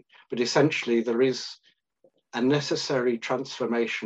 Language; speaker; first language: English; native; English